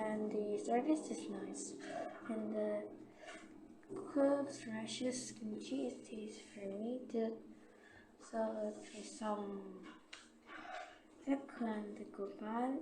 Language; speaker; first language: English; non-native, learner; Korean